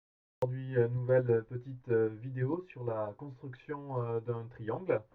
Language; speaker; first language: French; native; French